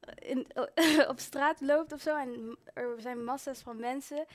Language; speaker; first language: Dutch; early bilingual, other home language; Kinyarwanda